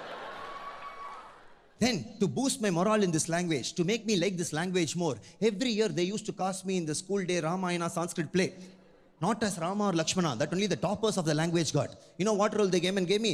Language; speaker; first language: English; non-native, local second language; Tamil